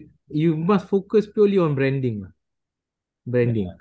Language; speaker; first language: English; non-native, local second language; Malay